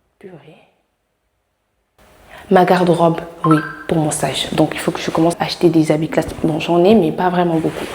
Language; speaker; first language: French; non-native, local second language; Wolof